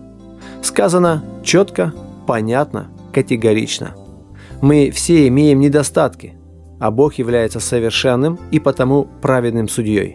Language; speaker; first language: Russian; native; Russian